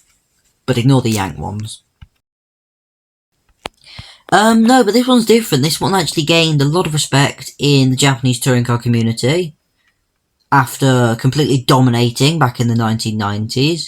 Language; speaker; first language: English; native; English